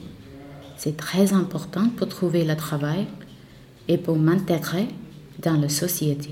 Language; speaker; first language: French; non-native, learner; Marathi